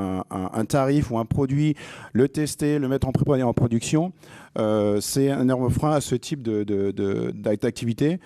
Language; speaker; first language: French; native; French